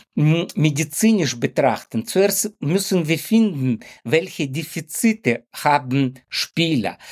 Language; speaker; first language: German; non-native, learner; Ukrainian